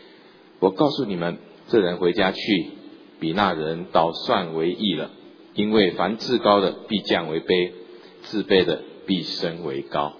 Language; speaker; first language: Chinese; native; Chinese